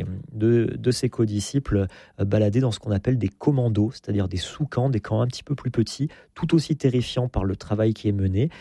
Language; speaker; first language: French; native; French